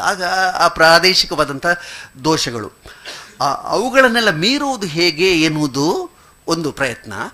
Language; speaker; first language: Kannada; non-native, local second language; Malayalam